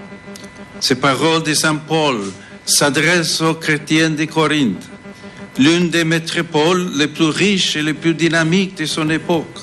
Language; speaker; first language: French; non-native, fluent; English